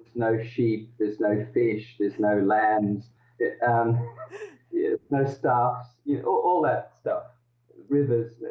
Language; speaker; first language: English; early bilingual, other home language; Dutch